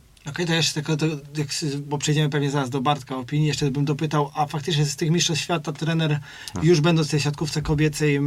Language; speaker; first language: Polish; native; Polish